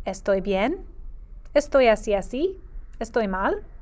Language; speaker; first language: Spanish; non-native, fluent; English